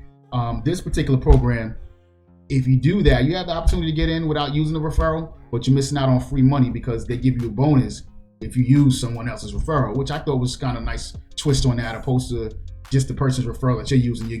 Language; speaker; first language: English; native; English